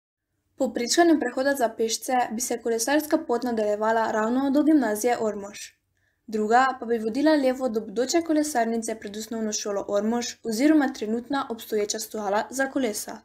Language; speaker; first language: Slovenian; native; Slovenian